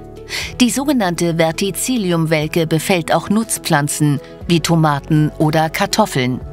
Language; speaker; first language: German; native; German